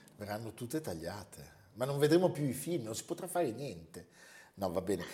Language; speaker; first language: Italian; native; Italian